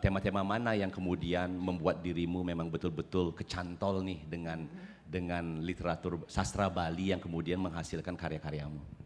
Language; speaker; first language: Indonesian; native; Indonesian